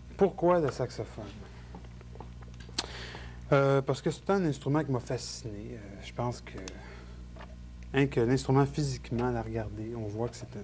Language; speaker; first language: French; native; French